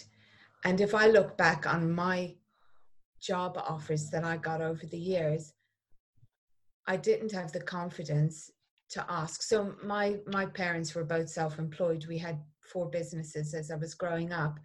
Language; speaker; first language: English; native; English